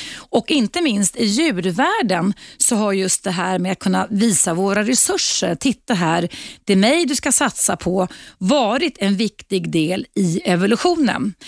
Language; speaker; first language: Swedish; native; Swedish